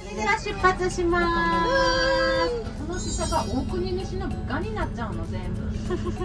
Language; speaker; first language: Japanese; native; Japanese